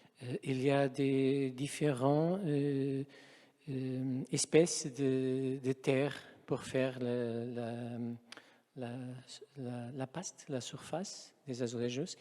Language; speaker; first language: French; non-native, fluent; Portuguese